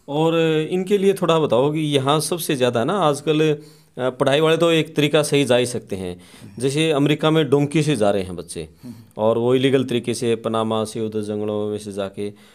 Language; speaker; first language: Hindi; native; Hindi